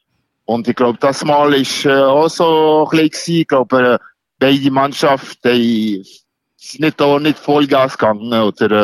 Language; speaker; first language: German; non-native, local second language; French